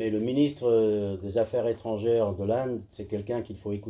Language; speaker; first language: French; native; French